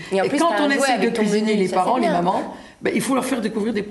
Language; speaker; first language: French; native; French